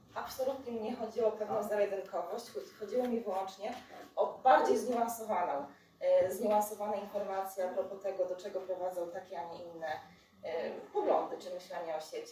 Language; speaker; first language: Polish; native; Polish